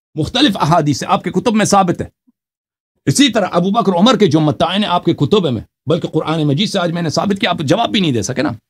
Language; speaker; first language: Urdu; non-native, fluent; Persian